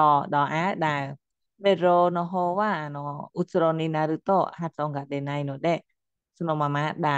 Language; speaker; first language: Japanese; non-native, fluent; Khmer